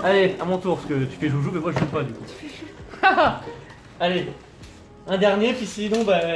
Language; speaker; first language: French; native; French